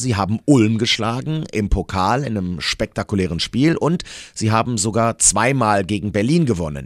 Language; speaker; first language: German; native; German